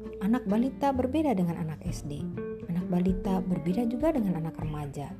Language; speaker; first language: Indonesian; native; Indonesian